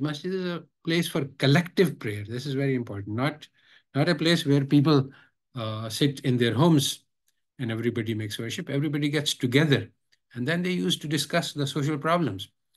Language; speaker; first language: English; non-native, local second language; Urdu